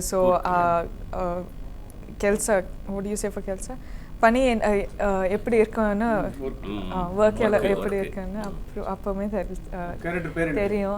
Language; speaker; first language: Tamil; non-native, learner; Kodava